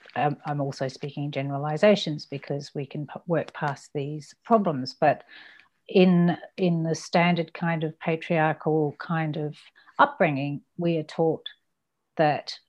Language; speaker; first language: English; native; English